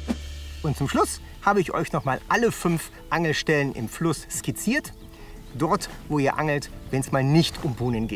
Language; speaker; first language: German; native; German